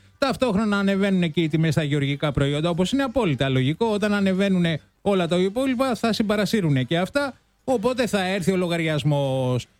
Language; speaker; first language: Greek; native; Greek